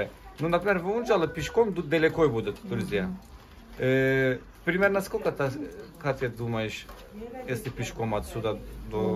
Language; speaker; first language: Russian; non-native, learner; Turkish